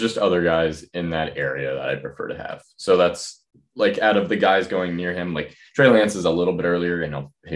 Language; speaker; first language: English; native; English